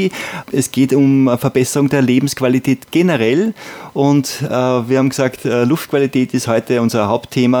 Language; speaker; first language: German; native; German